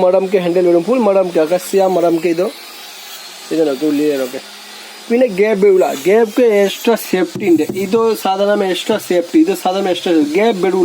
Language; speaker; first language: Malayalam; non-native, learner; Hindi